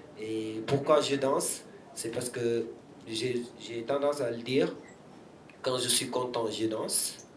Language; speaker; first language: French; non-native, local second language; Wolof